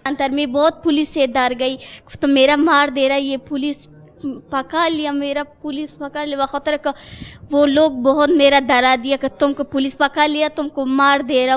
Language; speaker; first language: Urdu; non-native, learner; Persian